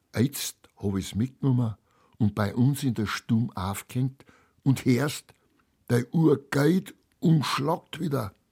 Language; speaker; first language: German; native; German